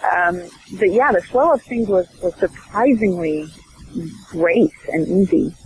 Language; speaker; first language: English; early bilingual, other home language; Swedish